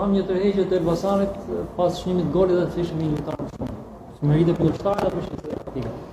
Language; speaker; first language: Albanian; native; Albanian